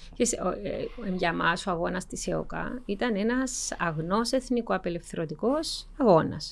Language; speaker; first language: Greek; native; Greek